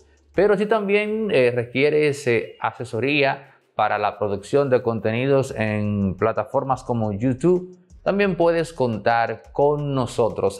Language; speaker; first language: Spanish; native; Spanish